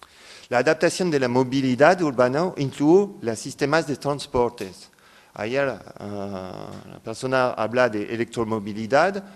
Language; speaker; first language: Spanish; non-native, fluent; French